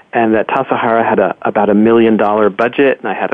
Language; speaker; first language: English; native; English